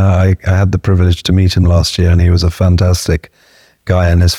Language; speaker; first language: English; native; English